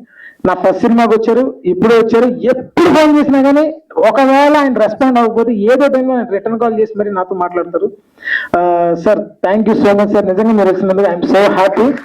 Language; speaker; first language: Telugu; native; Telugu